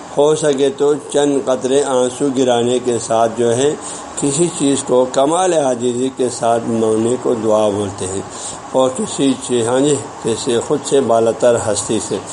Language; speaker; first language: Urdu; non-native, local second language; Balti